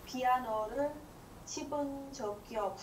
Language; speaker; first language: Korean; non-native, learner; English